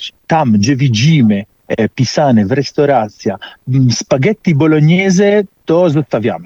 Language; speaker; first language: Polish; non-native, fluent; Italian